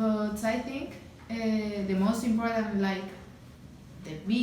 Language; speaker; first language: English; non-native, learner; Spanish